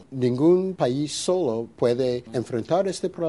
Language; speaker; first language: Spanish; non-native, fluent; English